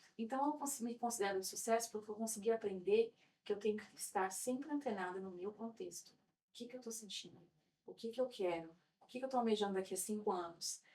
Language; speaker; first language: Portuguese; native; Portuguese